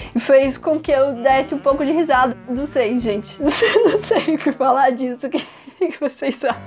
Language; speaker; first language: Portuguese; native; Portuguese